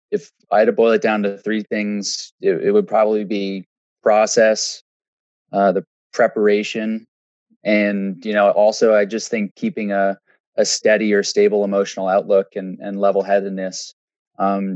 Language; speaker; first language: English; native; English